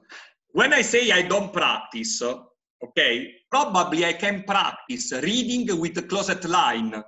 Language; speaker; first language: English; non-native, fluent; Italian